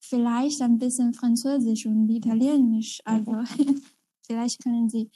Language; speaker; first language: German; non-native, learner; Chinese